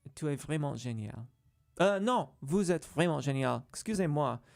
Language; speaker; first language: French; non-native, learner; English